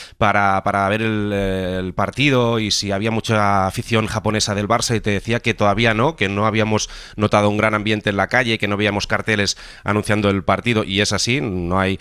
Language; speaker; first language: Spanish; native; Spanish